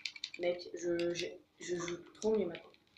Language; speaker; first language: French; native; French